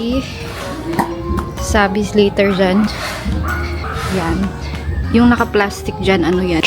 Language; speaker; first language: Filipino; native; Filipino